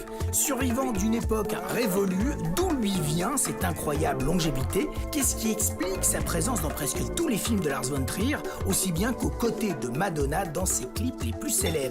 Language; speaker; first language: French; native; French